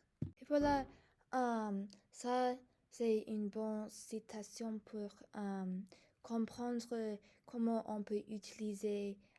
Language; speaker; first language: French; non-native, learner; English